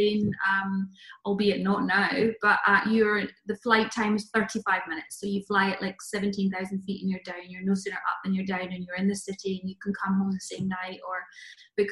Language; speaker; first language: English; native; English